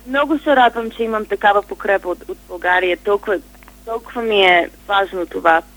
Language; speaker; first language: Bulgarian; early bilingual, heritage; Bulgarian